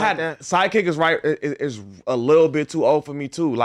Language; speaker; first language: English; native; English